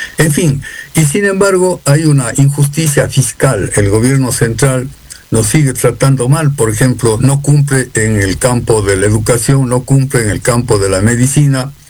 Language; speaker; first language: Spanish; native; Spanish